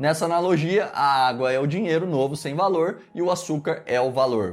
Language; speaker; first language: Portuguese; native; Portuguese